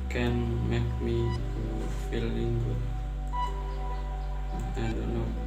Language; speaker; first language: English; non-native, learner; Indonesian